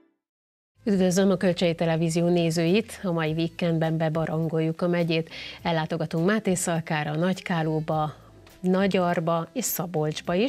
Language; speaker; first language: Hungarian; native; Hungarian